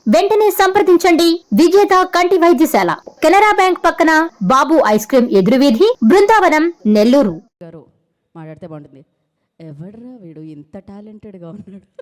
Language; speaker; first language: Telugu; native; Telugu